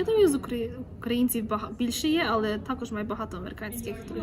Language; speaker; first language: Ukrainian; early bilingual, other home language; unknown